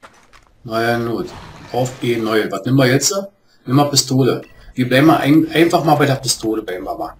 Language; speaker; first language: German; native; German